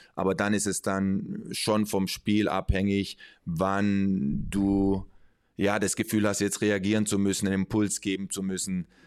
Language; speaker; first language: German; early bilingual, other home language; Spanish